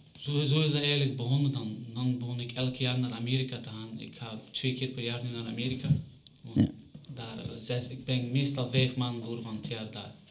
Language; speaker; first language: Dutch; non-native, fluent; Chechen